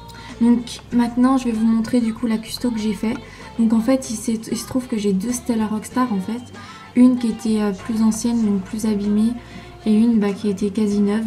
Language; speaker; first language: French; native; French